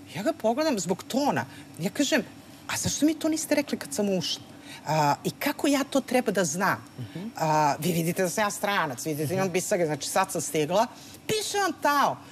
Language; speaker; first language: Serbian; native; Serbian